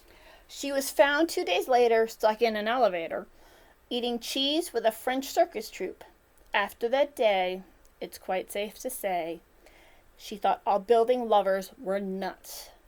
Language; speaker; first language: English; native; English